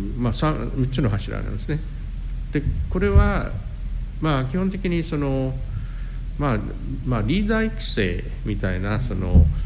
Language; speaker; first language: Japanese; non-native, fluent; English